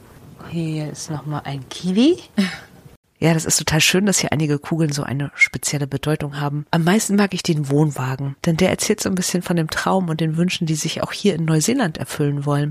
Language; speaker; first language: German; native; German